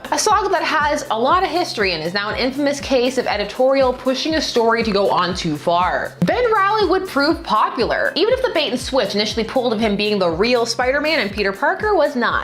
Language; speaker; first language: English; native; English